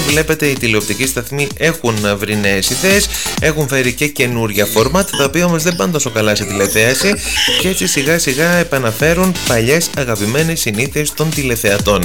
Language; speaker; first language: Greek; native; Greek